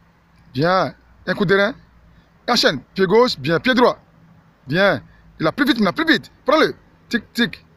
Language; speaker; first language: French; native; French